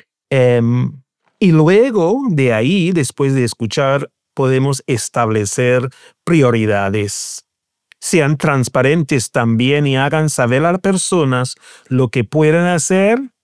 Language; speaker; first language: Spanish; non-native, fluent; English